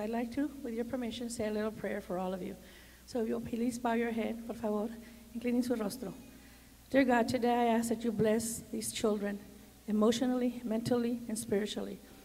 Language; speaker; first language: English; early bilingual, other home language; Spanish